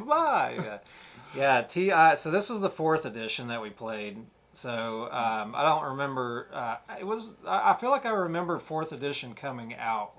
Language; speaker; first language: English; native; English